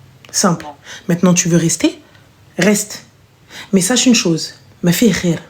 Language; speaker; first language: French; early bilingual, other home language; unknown